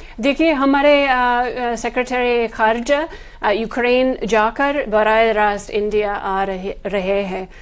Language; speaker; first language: Hindi; non-native, fluent; English